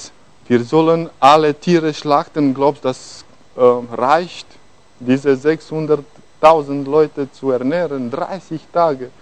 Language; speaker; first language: German; non-native, fluent; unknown